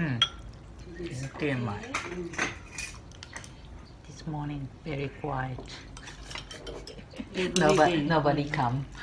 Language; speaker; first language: English; non-native, learner; Japanese